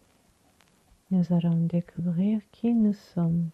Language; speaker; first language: French; non-native, fluent; Japanese